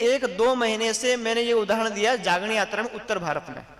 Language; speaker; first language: Hindi; non-native, local second language; Gujarati